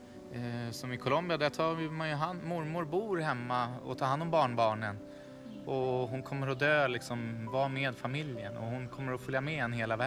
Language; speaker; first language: Swedish; native; Swedish